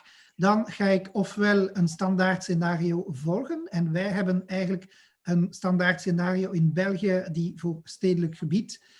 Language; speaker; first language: Dutch; non-native, local second language; French